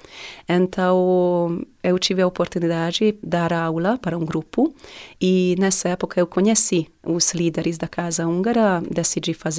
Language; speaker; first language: Portuguese; non-native, fluent; Hungarian